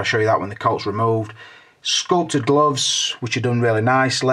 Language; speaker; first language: English; native; English